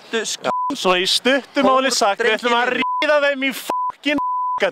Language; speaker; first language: Icelandic; native; Icelandic